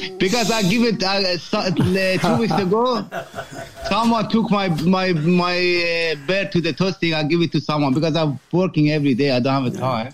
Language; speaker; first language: English; non-native, fluent; Persian